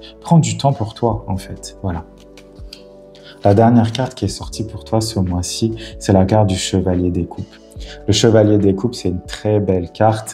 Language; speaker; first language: French; native; French